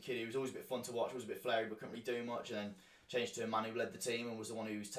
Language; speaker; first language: English; native; English